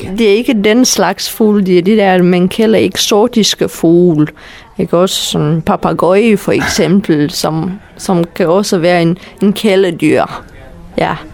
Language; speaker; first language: Danish; non-native, fluent; Romanian